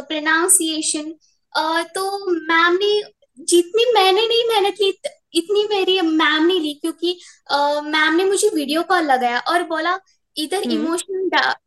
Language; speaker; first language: Hindi; non-native, local second language; Marathi